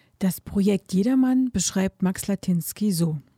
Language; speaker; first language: German; native; German